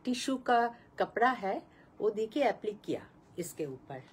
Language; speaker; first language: Hindi; non-native, local second language; Bangla